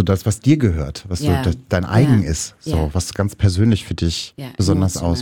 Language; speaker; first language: German; native; German